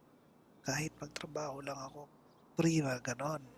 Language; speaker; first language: Filipino; native; Filipino